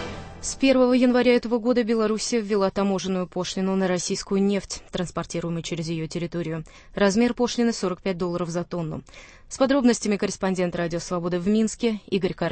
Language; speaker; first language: Russian; native; Russian